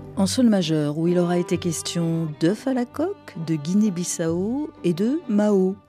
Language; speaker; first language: French; native; French